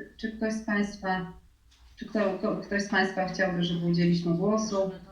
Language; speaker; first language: Polish; native; Polish